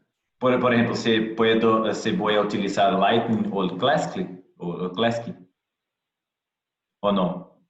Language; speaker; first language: Spanish; non-native, fluent; Portuguese